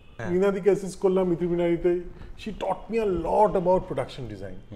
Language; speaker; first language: English; non-native, local second language; Bangla